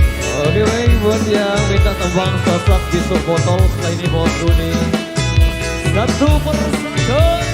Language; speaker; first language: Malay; non-native, local second language; Sasak